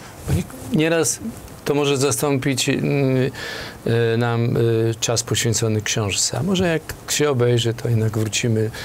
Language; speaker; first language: Polish; native; Polish